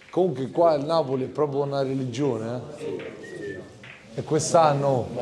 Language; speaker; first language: Italian; native; Italian